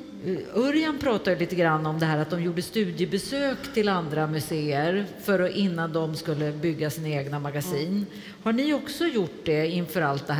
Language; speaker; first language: Swedish; native; Swedish